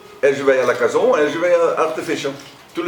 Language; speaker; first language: French; non-native, learner; Dutch